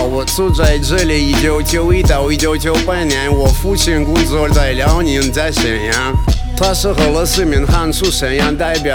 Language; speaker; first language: Chinese; non-native, learner; Russian